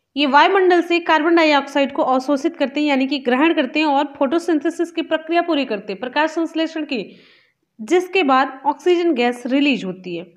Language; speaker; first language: Hindi; native; Hindi